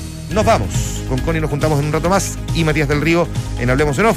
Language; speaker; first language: Spanish; native; Spanish